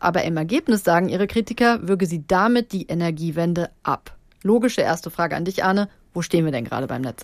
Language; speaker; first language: German; native; German